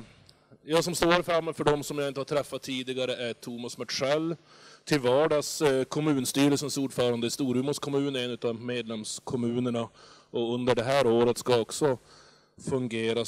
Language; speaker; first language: Swedish; native; Swedish